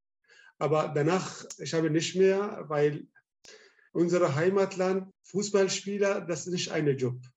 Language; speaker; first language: German; non-native, learner; Arabic